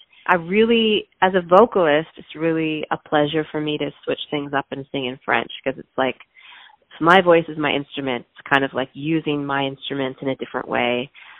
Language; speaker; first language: English; native; English